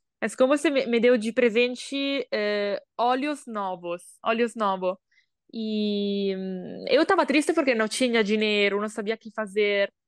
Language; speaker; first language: Portuguese; non-native, learner; Italian